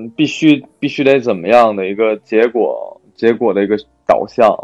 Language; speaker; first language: Chinese; non-native, local second language; Korean